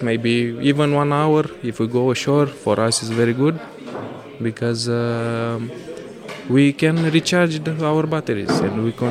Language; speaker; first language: English; non-native, fluent; Romanian